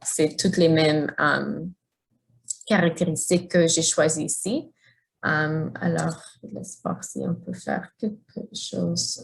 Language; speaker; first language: French; non-native, fluent; English